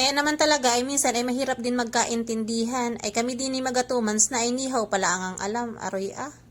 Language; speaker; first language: Filipino; native; Filipino